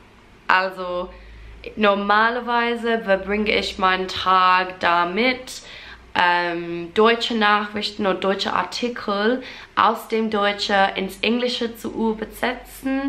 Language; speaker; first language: German; non-native, fluent; English